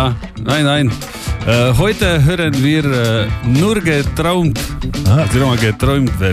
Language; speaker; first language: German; non-native, learner; Slovenian